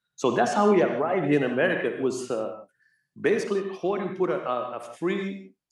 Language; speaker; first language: English; non-native, fluent; Portuguese